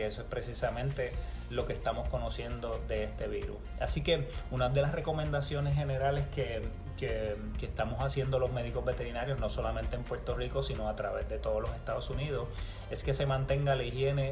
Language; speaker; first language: Spanish; native; Spanish